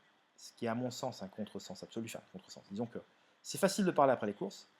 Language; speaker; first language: French; native; French